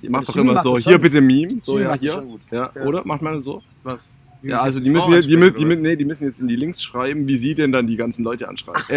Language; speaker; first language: German; native; German